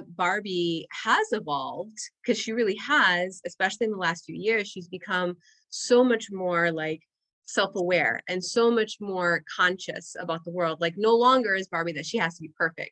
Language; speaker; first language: English; non-native, fluent; Spanish